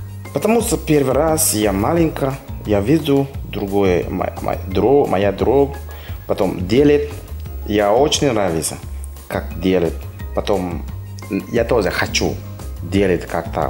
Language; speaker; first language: Russian; non-native, learner; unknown